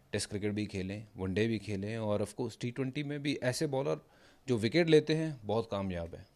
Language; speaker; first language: Hindi; non-native, local second language; Punjabi